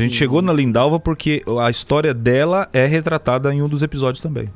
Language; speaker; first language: Portuguese; native; Portuguese